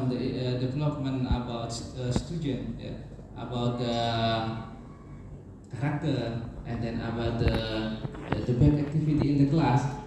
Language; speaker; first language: English; non-native, learner; Indonesian